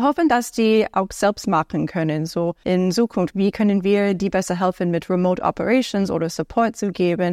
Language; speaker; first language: German; non-native, learner; English